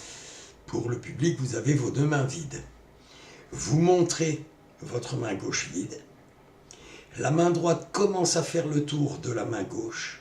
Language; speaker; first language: French; native; French